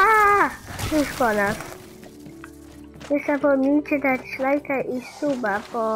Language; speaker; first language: Polish; early bilingual, heritage; Polish